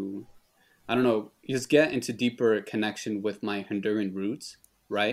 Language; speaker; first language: English; early bilingual, other home language; Spanish